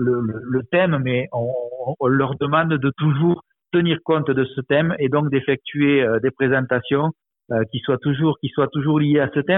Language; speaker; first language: French; native; French